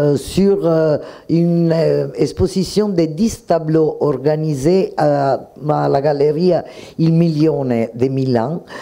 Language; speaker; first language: French; non-native, fluent; Italian